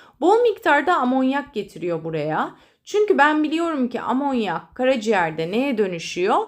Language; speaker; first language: Turkish; native; Turkish